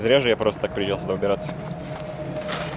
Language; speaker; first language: Russian; native; Russian